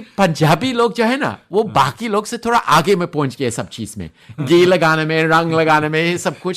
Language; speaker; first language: Hindi; non-native, fluent; English